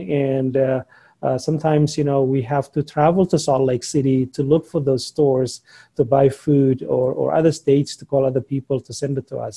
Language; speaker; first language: English; non-native, fluent; Somali